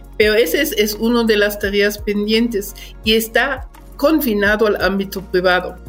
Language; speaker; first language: Spanish; non-native, fluent; German